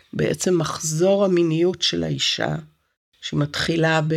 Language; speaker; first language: Hebrew; native; Hebrew